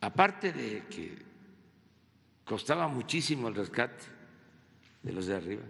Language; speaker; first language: Spanish; native; Spanish